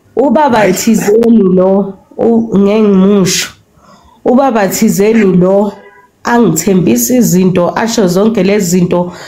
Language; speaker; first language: Zulu; native; Zulu